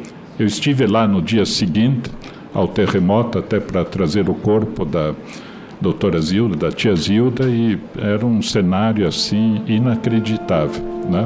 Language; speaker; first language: Portuguese; native; Portuguese